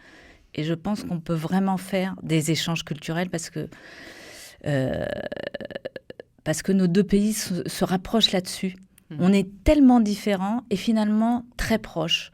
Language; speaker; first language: French; native; French